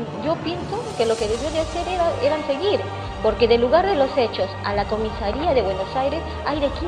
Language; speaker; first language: Spanish; native; Spanish